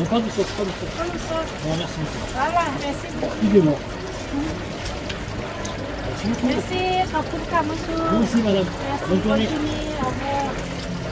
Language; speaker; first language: French; non-native, learner; Thai